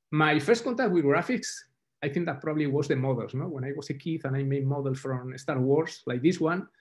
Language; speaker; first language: English; non-native, fluent; Spanish